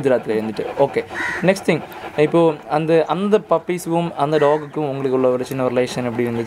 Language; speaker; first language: Tamil; native; Tamil